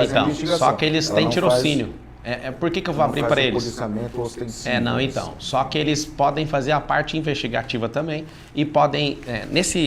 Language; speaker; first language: Portuguese; native; Portuguese